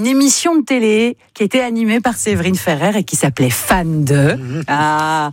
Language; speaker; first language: French; native; French